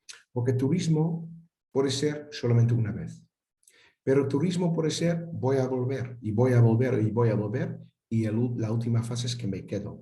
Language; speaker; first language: Spanish; non-native, fluent; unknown